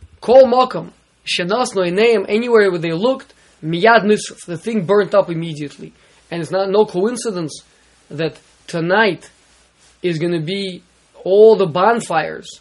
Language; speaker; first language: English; native; English